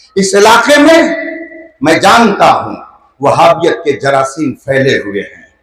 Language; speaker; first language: Urdu; native; Urdu